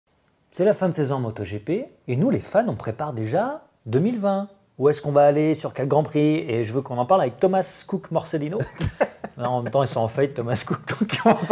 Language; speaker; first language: French; native; French